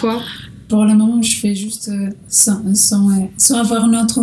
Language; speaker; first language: French; non-native, learner; Portuguese